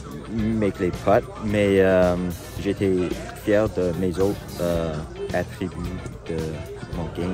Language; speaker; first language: French; non-native, local second language; English